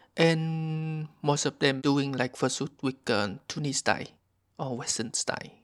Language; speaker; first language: English; non-native, learner; Vietnamese